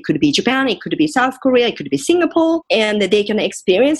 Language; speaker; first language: English; non-native, fluent; Japanese